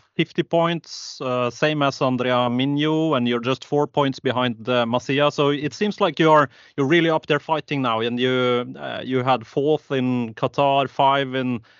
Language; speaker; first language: English; non-native, fluent; Norwegian